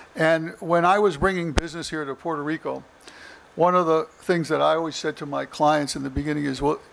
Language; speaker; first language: English; native; English